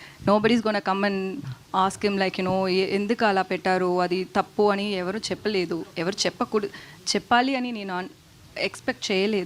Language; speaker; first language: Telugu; non-native, learner; Tamil